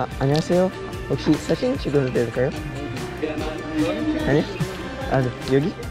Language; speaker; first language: Korean; non-native, learner; French